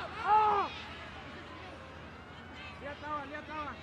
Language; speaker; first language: Indonesian; non-native, learner; Spanish